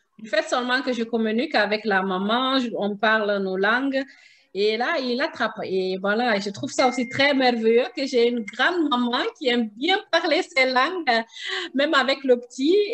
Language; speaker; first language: French; non-native, local second language; Susu